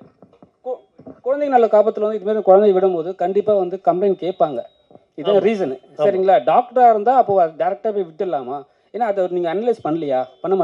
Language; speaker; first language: Tamil; native; Tamil